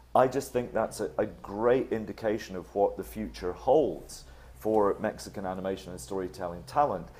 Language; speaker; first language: English; native; English